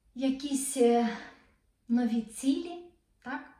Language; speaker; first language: Ukrainian; non-native, local second language; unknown